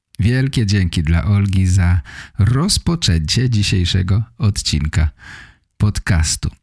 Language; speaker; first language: Polish; native; Polish